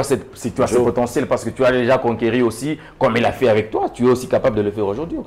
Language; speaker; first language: French; non-native, local second language; Swahili